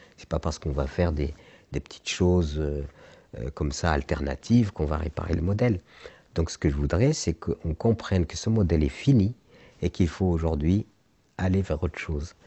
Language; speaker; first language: French; non-native, local second language; Arabic